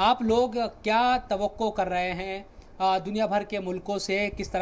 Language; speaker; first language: Hindi; native; Hindi